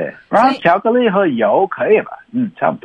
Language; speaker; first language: Chinese; non-native, learner; English